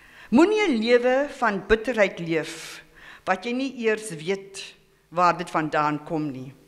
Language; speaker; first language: Afrikaans; early bilingual, heritage; Afrikaans